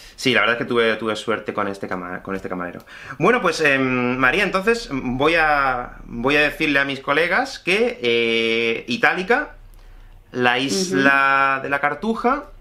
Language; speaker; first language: Spanish; native; Spanish